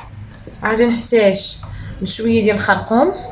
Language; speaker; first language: Arabic; native; Arabic